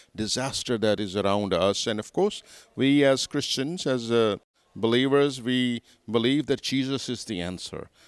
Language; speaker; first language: English; non-native, local second language; Urdu